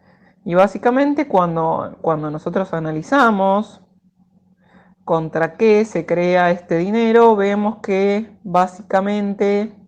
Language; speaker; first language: Spanish; native; Spanish